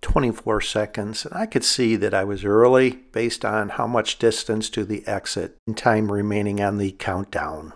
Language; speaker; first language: English; native; English